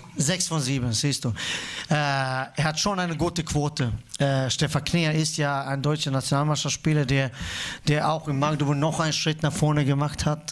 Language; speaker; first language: German; non-native, fluent; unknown